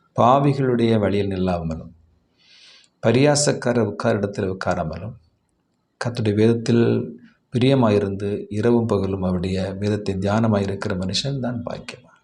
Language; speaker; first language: Tamil; native; Tamil